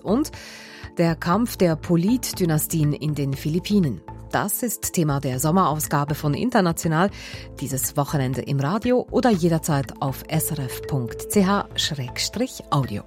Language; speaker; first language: German; native; German